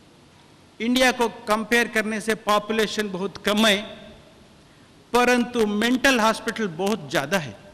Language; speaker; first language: Hindi; non-native, local second language; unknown